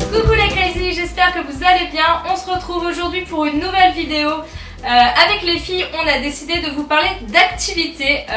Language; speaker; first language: French; native; French